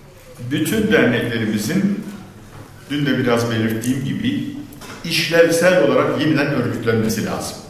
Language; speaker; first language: Turkish; native; Turkish